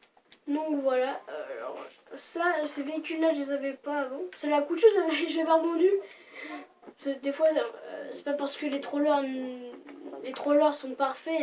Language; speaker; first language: French; native; French